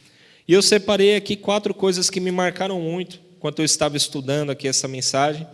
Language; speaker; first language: Portuguese; native; Portuguese